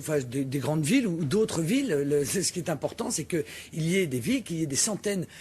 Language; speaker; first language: French; native; French